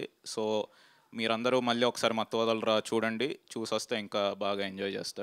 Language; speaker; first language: Telugu; native; Telugu